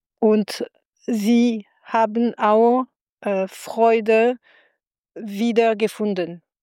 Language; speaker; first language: German; non-native, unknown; French